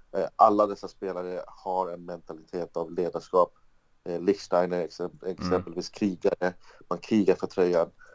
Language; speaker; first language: Swedish; early bilingual, other home language; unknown